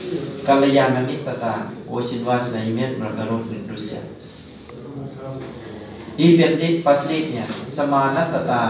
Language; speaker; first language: Russian; non-native, learner; Thai